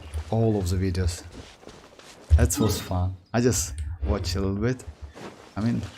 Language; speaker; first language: English; non-native, fluent; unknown